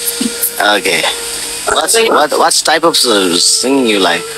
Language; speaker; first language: English; non-native, learner; Nepali